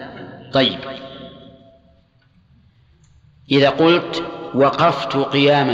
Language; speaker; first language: Arabic; native; Arabic